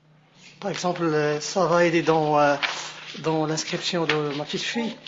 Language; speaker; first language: French; non-native, local second language; Arabic